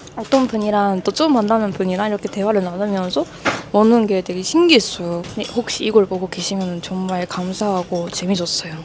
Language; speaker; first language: Korean; non-native, fluent; Japanese